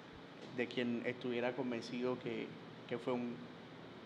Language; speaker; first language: Spanish; native; Spanish